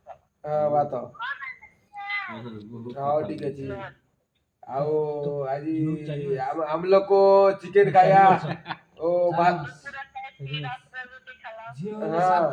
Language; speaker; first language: Hindi; non-native, local second language; Odia